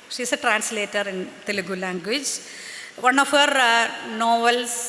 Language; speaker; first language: English; non-native, local second language; Malayalam